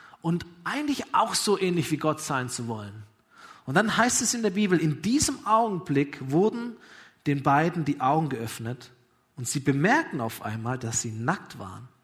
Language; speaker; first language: German; native; German